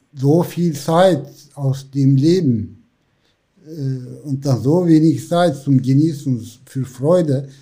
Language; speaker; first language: German; non-native, fluent; Turkish